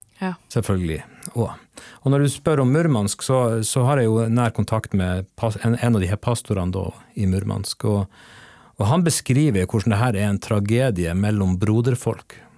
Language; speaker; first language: Norwegian; native; Norwegian